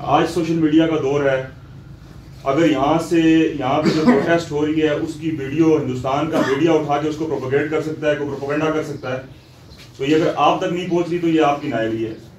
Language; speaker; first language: Urdu; non-native, local second language; Punjabi